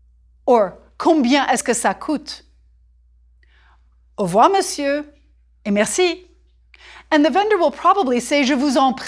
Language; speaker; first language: French; non-native, fluent; English